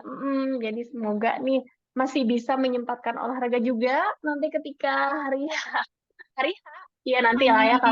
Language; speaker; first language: Indonesian; native; Indonesian